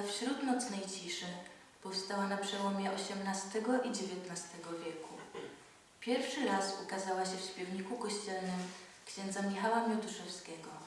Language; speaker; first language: Polish; native; Polish